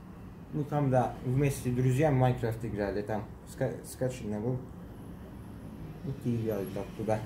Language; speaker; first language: Russian; early bilingual, heritage; Turkish